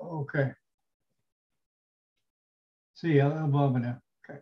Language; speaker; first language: Spanish; non-native, learner; English